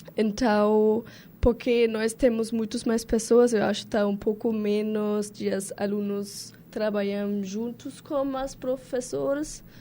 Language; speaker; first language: Portuguese; non-native, learner; German